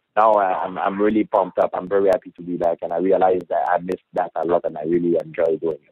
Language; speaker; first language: English; non-native, fluent; French